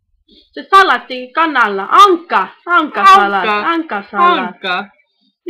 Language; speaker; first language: Finnish; non-native, learner; Estonian